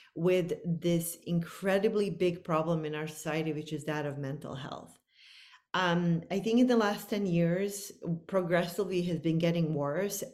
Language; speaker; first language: English; non-native, fluent; Bosnian